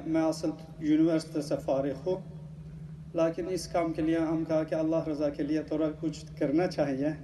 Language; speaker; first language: Urdu; non-native, learner; Turkish